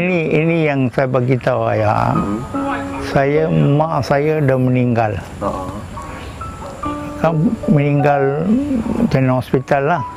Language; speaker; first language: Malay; non-native, local second language; Tamil